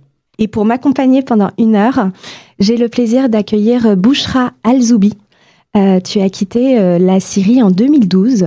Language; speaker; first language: French; native; French